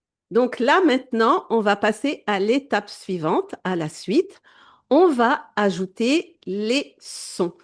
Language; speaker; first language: French; native; French